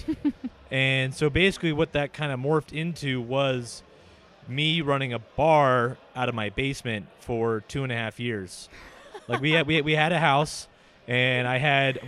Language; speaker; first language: English; native; English